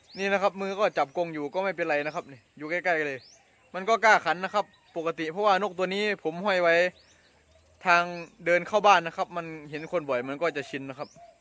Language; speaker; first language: Thai; non-native, local second language; Northeastern Thai